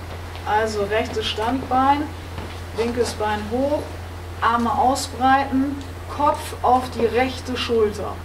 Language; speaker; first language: German; native; German